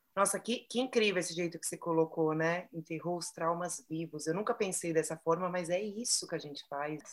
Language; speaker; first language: Portuguese; native; Portuguese